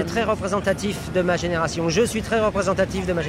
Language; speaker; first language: French; native; French